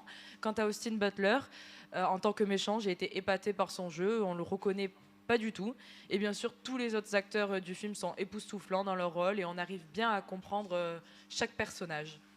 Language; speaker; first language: French; native; French